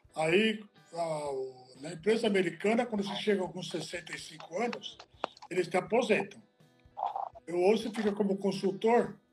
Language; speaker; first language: Portuguese; non-native, fluent; Italian